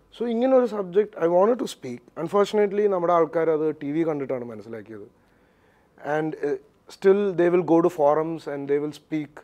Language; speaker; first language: English; non-native, local second language; Malayalam